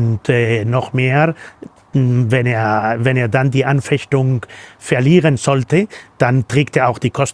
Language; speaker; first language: German; non-native, fluent; Spanish